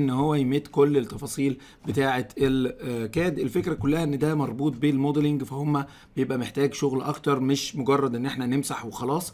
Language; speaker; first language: Arabic; native; Arabic